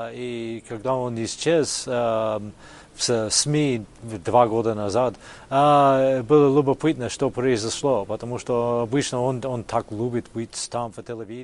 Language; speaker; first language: Russian; non-native, fluent; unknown